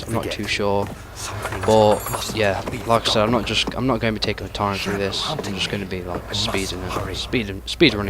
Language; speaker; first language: English; native; English